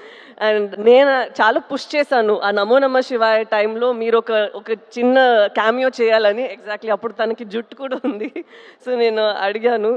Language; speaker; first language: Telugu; non-native, fluent; Tamil